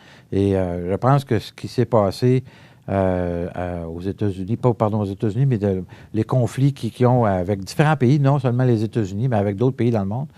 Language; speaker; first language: French; native; French